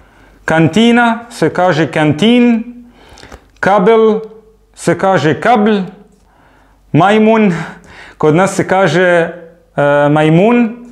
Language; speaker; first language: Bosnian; non-native, fluent; Arabic